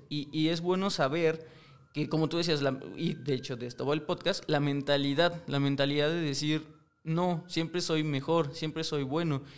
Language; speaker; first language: Spanish; native; Spanish